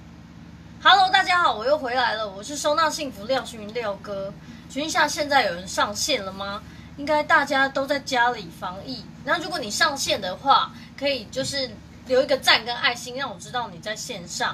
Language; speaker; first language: Chinese; native; Chinese